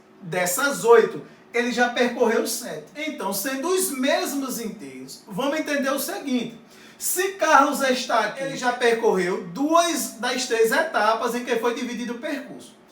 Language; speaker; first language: Portuguese; native; Portuguese